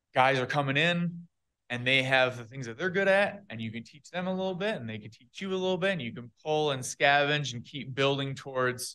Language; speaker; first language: English; native; English